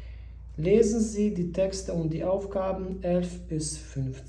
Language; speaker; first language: German; non-native, fluent; Albanian